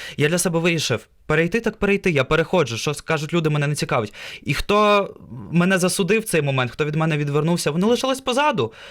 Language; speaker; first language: Ukrainian; non-native, local second language; Russian